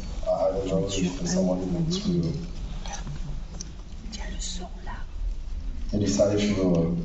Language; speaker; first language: English; non-native, learner; French